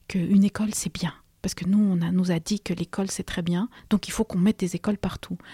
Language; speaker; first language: French; non-native, fluent; Spanish